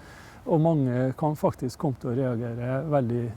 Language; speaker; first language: Norwegian; native; Norwegian